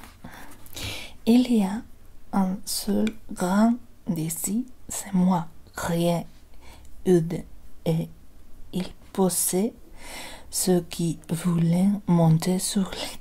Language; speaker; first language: French; non-native, learner; Spanish